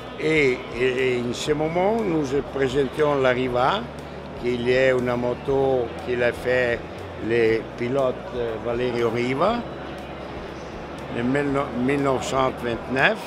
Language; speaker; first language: French; non-native, learner; Italian